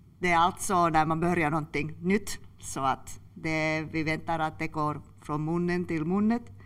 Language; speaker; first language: Swedish; non-native, local second language; Finnish